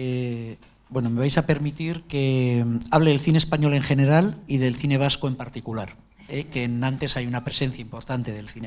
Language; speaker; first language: Spanish; native; Spanish